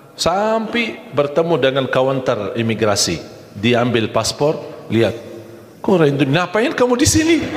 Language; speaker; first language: Malay; non-native, fluent; Arabic